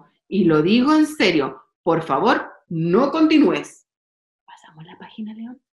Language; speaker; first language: Spanish; native; Spanish